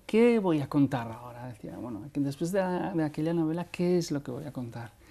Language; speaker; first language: Spanish; non-native, local second language; Basque